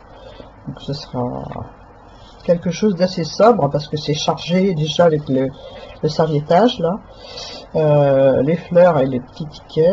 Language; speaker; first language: French; native; French